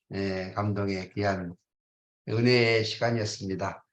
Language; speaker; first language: Korean; native; Korean